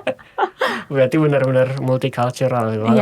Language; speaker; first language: Indonesian; native; Indonesian